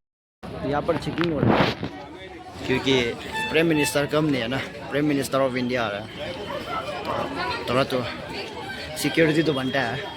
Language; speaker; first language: Hindi; non-native, local second language; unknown